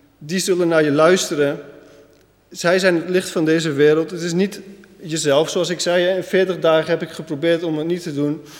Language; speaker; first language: Dutch; native; Dutch